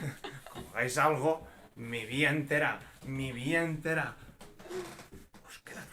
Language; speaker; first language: Spanish; non-native, local second language; Catalan